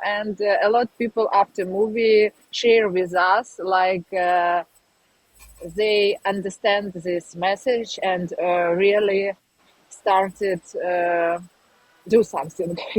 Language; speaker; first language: English; non-native, learner; Ukrainian